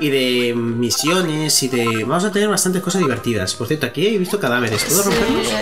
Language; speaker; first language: Spanish; native; Spanish